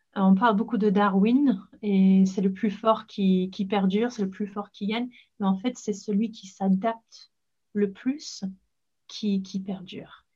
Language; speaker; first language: French; non-native, fluent; English